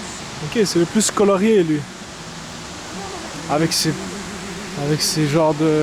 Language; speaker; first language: French; non-native, local second language; Arabic